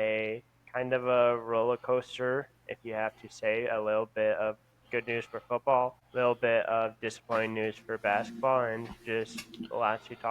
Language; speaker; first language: English; native; English